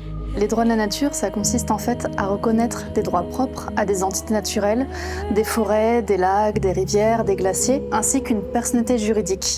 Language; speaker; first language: French; native; French